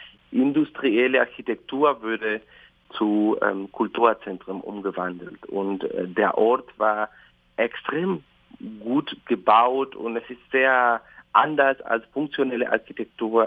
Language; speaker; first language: German; non-native, fluent; Spanish